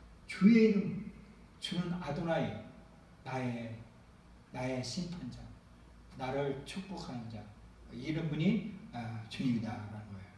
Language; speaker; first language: Korean; native; Korean